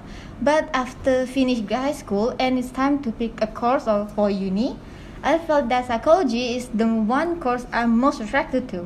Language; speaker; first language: English; non-native, local second language; Malay